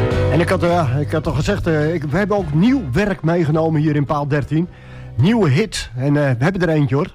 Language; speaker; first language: Dutch; native; Dutch